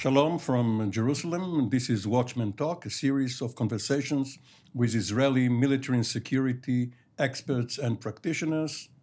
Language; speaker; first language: English; non-native, fluent; Hebrew